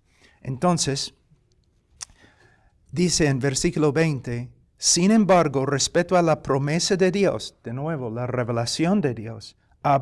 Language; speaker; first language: Spanish; non-native, fluent; English